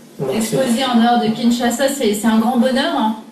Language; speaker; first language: French; native; French